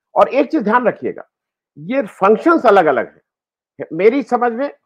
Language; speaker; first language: Hindi; native; Hindi